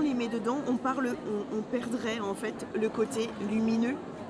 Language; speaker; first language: French; native; French